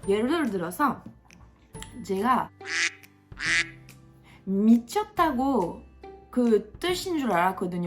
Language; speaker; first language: Korean; non-native, fluent; French